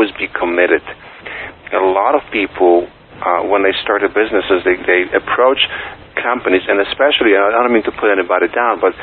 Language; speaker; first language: English; non-native, fluent; Polish